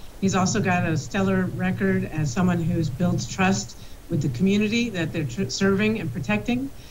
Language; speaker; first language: English; native; English